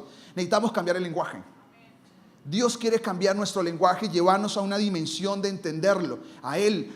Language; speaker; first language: Spanish; native; Spanish